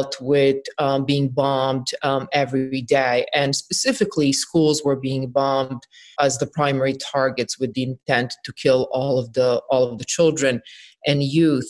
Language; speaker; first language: English; non-native, fluent; Bosnian